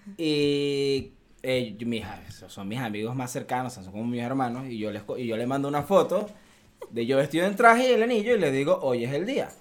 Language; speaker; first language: Spanish; native; Spanish